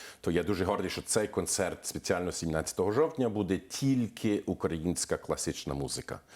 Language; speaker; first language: Ukrainian; early bilingual, heritage; Ukrainian